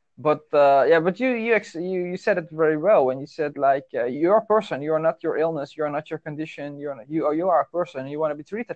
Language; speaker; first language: English; non-native, fluent; Dutch